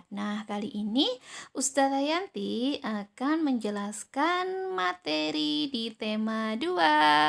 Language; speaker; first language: Indonesian; native; Indonesian